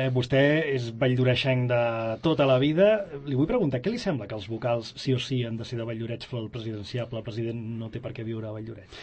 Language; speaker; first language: Catalan; native; Catalan